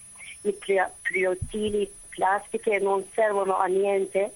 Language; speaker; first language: Italian; non-native, fluent; Turkish